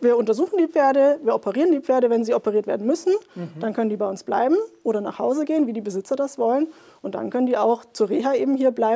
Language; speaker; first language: German; native; German